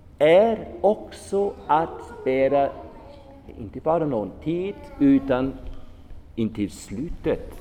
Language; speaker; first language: Swedish; non-native, fluent; German